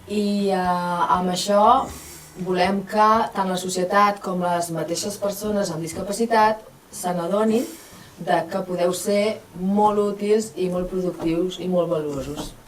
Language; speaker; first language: Catalan; native; Catalan